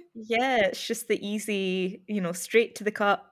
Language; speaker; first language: English; native; English